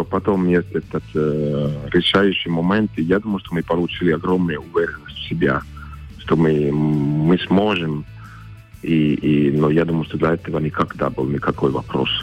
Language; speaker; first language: Russian; non-native, fluent; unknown